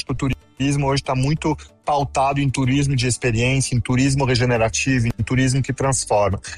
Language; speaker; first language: Portuguese; non-native, fluent; French